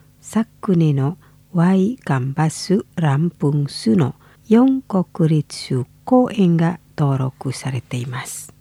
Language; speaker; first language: Japanese; non-native, fluent; Indonesian